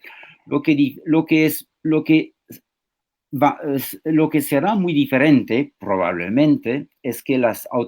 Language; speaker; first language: Spanish; non-native, fluent; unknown